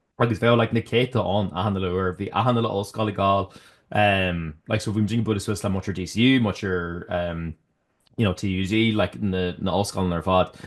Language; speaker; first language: Irish; native; Irish